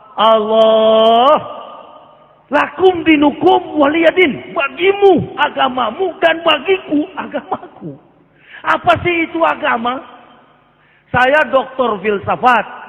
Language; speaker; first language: Indonesian; native; Indonesian